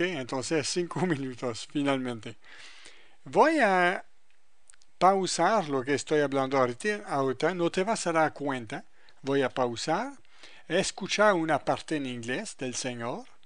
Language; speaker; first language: Spanish; non-native, fluent; French